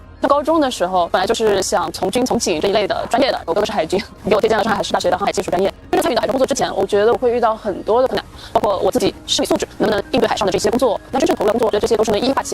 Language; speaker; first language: Chinese; native; Chinese